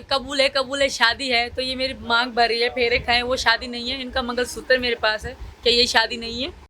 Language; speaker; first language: Urdu; non-native, local second language; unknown